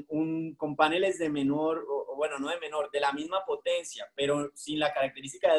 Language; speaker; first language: Spanish; native; Spanish